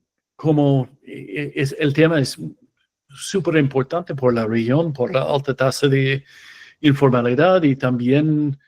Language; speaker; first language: Spanish; non-native, fluent; English